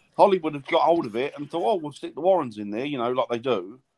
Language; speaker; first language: English; native; English